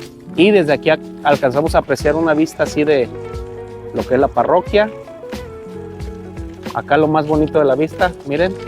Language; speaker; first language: Spanish; native; Spanish